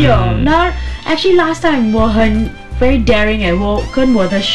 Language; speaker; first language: Chinese; non-native, learner; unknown